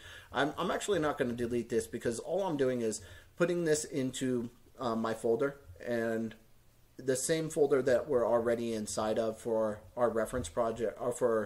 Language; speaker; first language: English; native; English